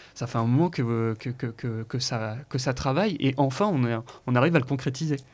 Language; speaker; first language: French; native; French